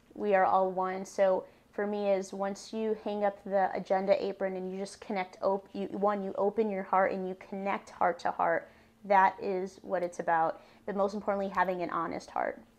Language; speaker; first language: English; native; English